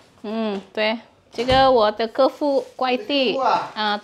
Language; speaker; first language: Chinese; non-native, learner; Indonesian